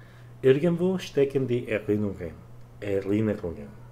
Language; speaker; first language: German; non-native, learner; English